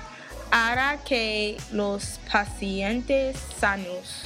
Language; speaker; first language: Spanish; non-native, learner; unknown